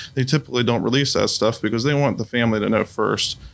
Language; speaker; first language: English; native; English